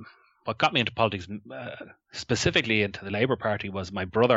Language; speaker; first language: English; native; English